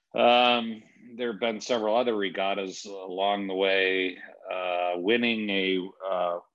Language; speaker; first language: English; native; English